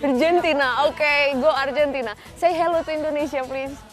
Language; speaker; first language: English; non-native, learner; Indonesian